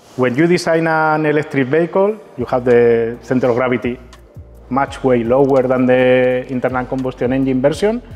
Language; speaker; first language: English; non-native, fluent; Spanish